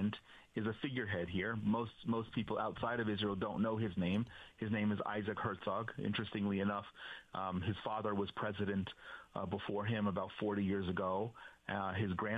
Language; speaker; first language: English; native; English